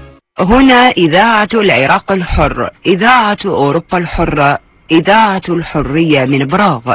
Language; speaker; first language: Arabic; native; Arabic